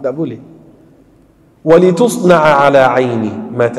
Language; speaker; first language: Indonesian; non-native, fluent; Arabic